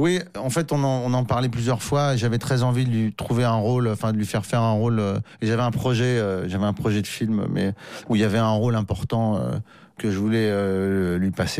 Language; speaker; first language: French; native; French